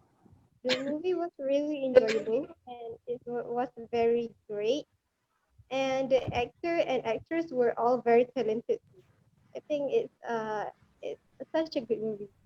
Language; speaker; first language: English; non-native, fluent; Malay